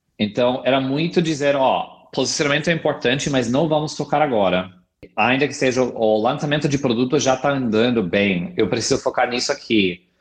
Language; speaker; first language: Portuguese; non-native, fluent; English